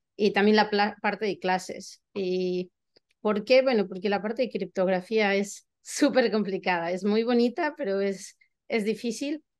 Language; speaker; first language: Spanish; native; Spanish